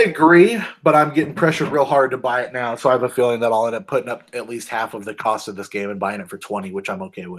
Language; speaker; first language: English; native; English